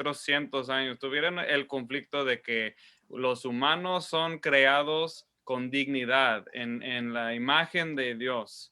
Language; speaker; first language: Spanish; non-native, fluent; English